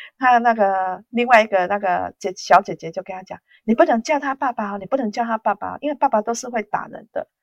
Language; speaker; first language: Chinese; native; Chinese